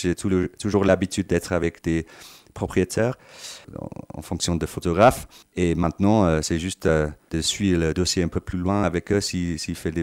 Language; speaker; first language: French; non-native, fluent; English